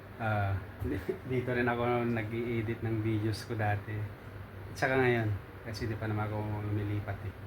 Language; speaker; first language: Filipino; native; Filipino